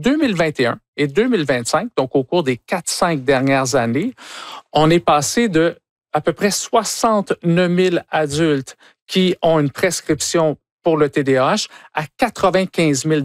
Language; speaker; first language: French; native; French